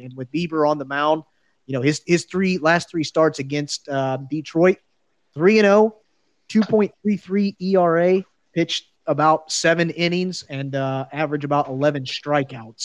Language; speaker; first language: English; native; English